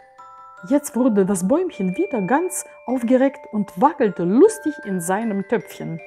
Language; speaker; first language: German; native; German